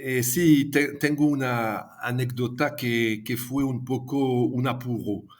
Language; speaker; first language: Spanish; non-native, fluent; French